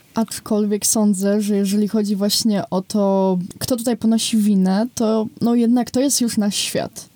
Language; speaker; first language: Polish; native; Polish